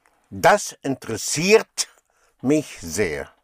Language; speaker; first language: German; non-native, fluent; English